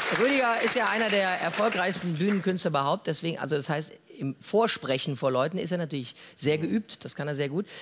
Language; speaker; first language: German; native; German